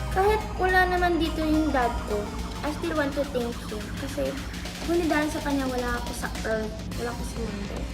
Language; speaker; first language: Filipino; non-native, local second language; Cebuano